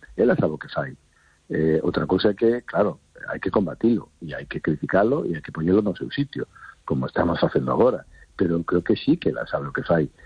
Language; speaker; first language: Galician; non-native, local second language; Spanish